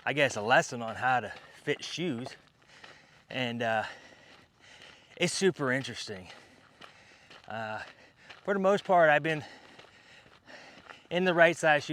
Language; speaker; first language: English; native; English